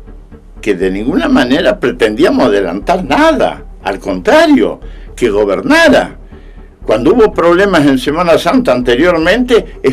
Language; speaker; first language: Spanish; native; Spanish